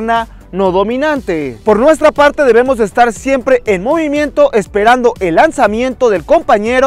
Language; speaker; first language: Spanish; native; Spanish